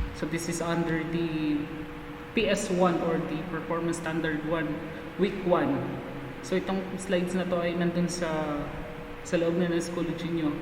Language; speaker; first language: Filipino; native; Filipino